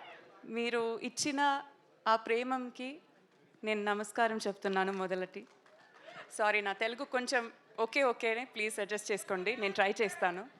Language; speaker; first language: Telugu; non-native, learner; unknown